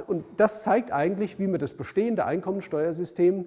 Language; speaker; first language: German; native; German